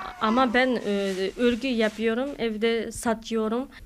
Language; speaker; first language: Turkish; non-native, learner; Kazakh